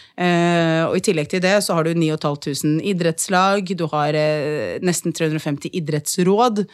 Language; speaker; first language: Norwegian; early bilingual, other home language; Arabic